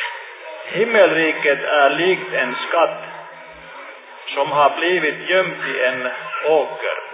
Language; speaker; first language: Swedish; non-native, fluent; Finnish